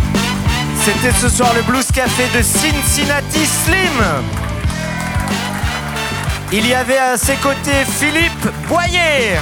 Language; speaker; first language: French; native; French